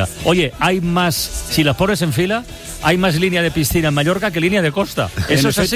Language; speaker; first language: Spanish; native; Spanish